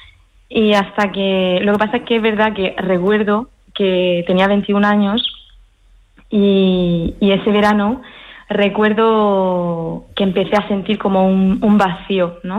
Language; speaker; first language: Spanish; early bilingual, heritage; French